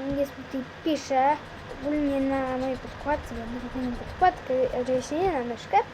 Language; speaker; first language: Polish; native; Polish